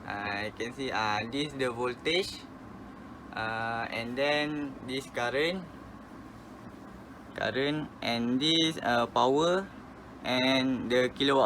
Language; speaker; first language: English; non-native, local second language; Malay